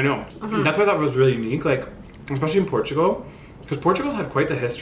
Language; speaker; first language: English; native; English